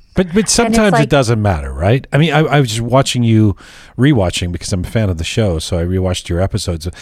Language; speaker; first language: English; native; English